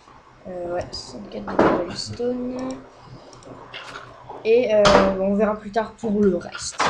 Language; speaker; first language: French; native; French